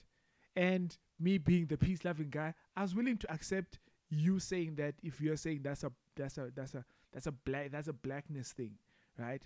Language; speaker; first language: English; non-native, local second language; Xhosa